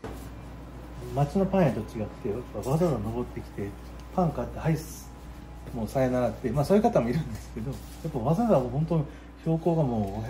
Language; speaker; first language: Japanese; native; Japanese